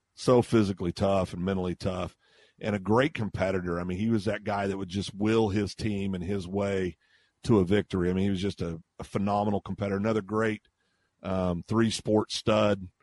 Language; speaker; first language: English; native; English